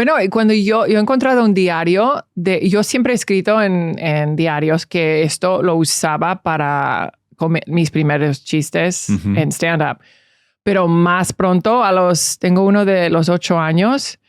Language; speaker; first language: Spanish; early bilingual, heritage; English